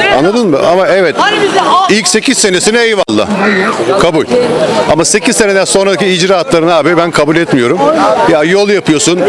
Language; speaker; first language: Turkish; native; Turkish